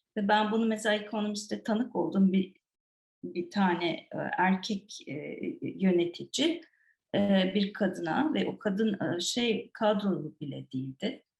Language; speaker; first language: Turkish; non-native, fluent; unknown